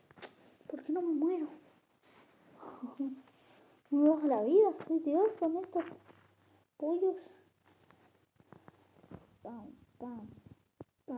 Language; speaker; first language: Spanish; early bilingual, other home language; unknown